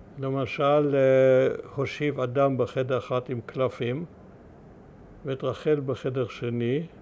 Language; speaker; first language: Hebrew; early bilingual, other home language; German